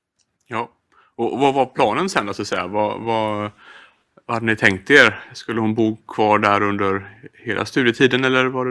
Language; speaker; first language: Swedish; native; Swedish